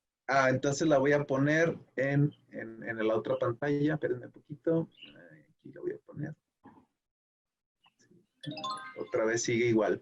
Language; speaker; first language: Spanish; native; Spanish